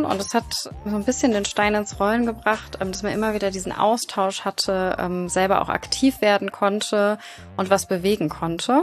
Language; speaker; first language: German; native; German